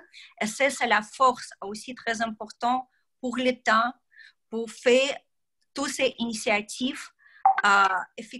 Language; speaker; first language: French; non-native, learner; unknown